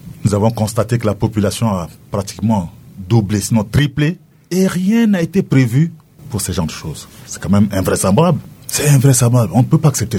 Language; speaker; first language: French; non-native, local second language; Sango